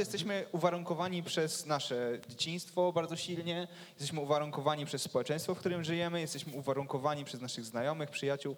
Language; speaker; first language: Polish; native; Polish